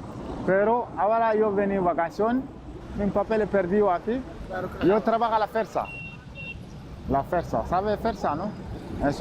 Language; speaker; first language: Spanish; non-native, learner; Bambara